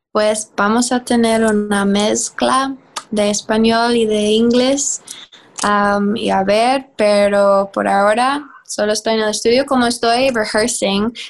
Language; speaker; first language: Spanish; non-native, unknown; English